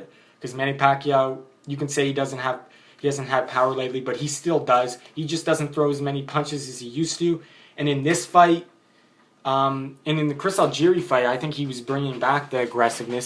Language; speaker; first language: English; native; English